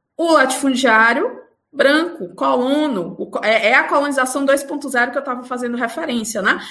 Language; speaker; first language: Portuguese; native; Portuguese